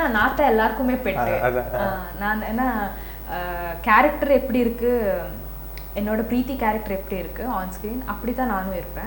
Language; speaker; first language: Tamil; non-native, learner; Kannada